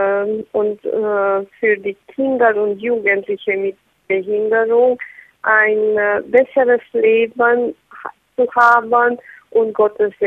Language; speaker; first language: German; non-native, learner; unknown